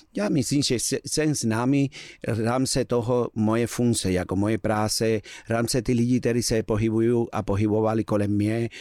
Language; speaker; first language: Czech; non-native, learner; Spanish